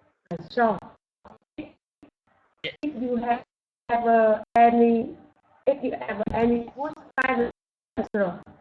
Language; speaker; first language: English; non-native, learner; Vietnamese